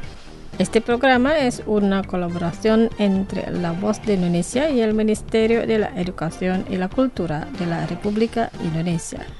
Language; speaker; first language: Spanish; non-native, fluent; Indonesian